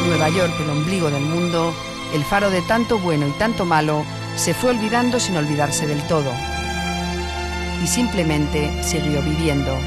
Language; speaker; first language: Spanish; native; Spanish